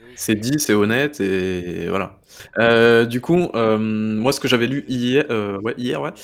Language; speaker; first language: French; native; French